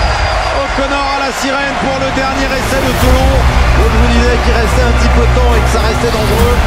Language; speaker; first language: French; native; French